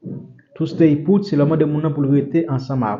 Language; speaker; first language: French; non-native, learner; Haitian Creole